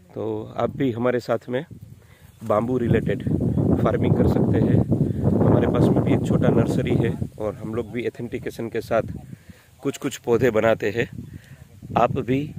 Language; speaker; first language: Hindi; non-native, local second language; Gujarati